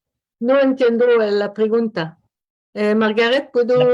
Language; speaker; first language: Spanish; non-native, learner; French